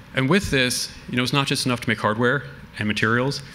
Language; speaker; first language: English; native; English